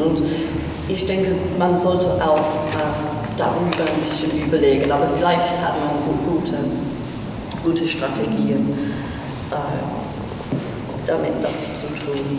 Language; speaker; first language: German; non-native, fluent; English